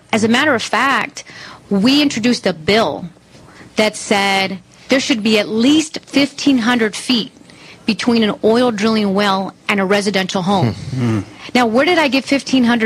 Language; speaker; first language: English; native; English